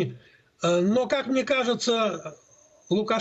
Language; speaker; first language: Russian; native; Russian